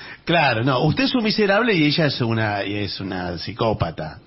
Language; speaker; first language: Spanish; native; Spanish